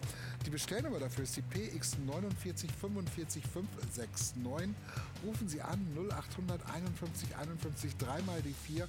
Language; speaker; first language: German; native; German